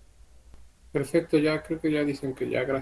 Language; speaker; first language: Spanish; native; Spanish